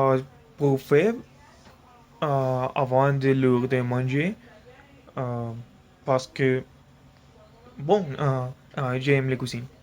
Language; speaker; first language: French; non-native, learner; Spanish